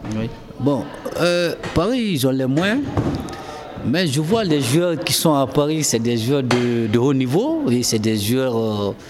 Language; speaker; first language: French; non-native, local second language; Fula